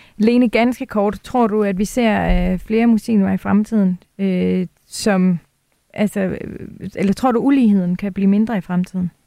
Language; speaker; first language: Danish; native; Danish